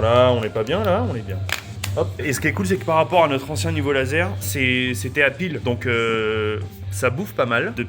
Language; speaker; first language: French; native; French